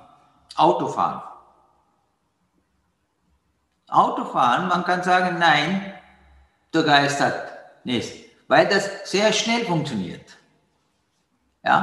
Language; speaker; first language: German; non-native, learner; Sinhala